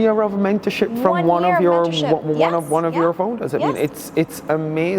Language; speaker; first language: English; native; English